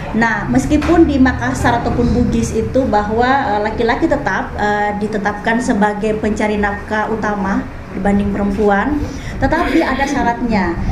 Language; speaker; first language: Indonesian; native; Indonesian